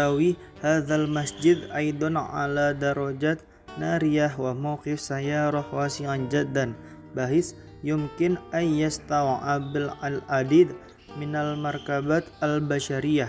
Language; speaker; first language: Arabic; non-native, learner; Indonesian